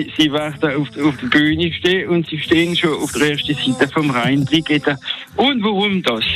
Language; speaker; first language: German; non-native, local second language; French